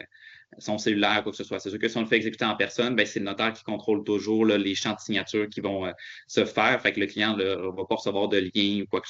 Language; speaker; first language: French; native; French